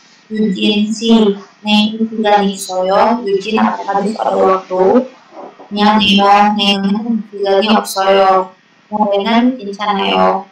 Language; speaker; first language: Korean; non-native, learner; Indonesian